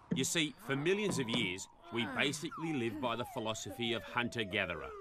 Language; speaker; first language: English; native; English